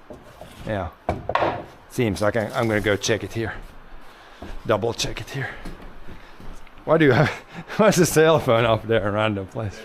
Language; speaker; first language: English; non-native, fluent; Swedish